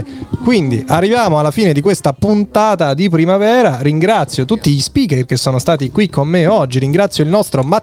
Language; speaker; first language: Italian; native; Italian